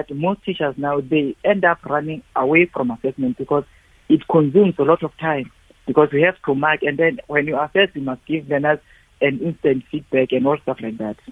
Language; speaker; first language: English; non-native, local second language; Xhosa